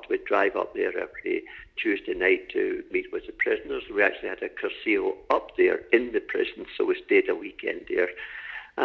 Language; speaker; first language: English; native; English